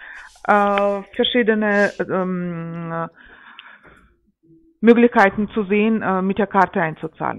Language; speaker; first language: German; non-native, fluent; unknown